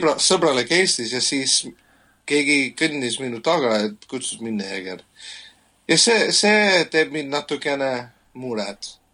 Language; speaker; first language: Estonian; non-native, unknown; English